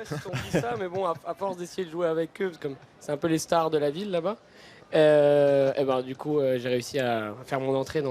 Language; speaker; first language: French; native; French